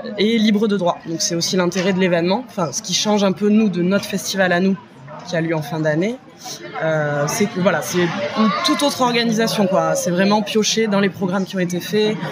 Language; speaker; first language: French; native; French